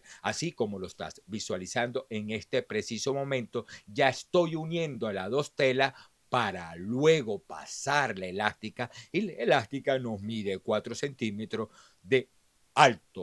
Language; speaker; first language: Spanish; native; Spanish